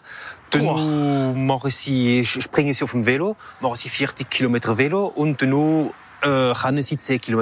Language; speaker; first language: German; non-native, local second language; French